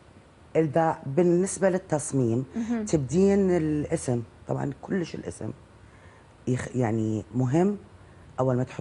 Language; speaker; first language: Arabic; native; Arabic